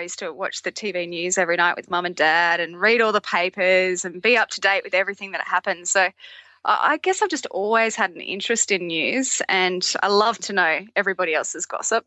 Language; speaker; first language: English; native; English